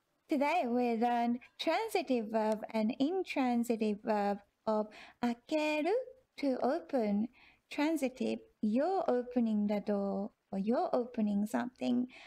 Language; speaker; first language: English; non-native, fluent; Japanese